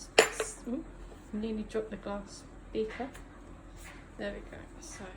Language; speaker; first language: English; native; English